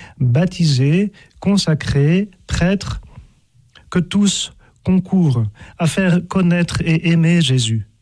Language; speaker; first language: French; native; French